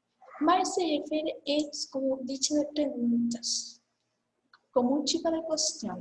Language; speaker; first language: Portuguese; non-native, fluent; Spanish